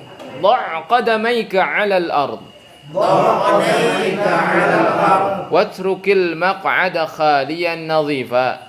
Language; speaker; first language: Arabic; non-native, fluent; Indonesian